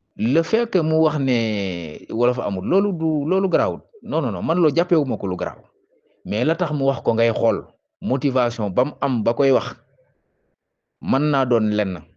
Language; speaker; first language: Wolof; non-native, local second language; Serer